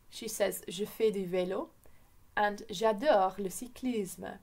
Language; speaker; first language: French; non-native, fluent; English